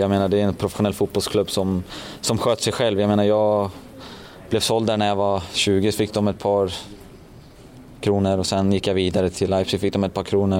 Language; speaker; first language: Swedish; native; Swedish